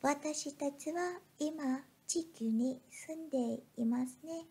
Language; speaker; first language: Japanese; non-native, fluent; Vietnamese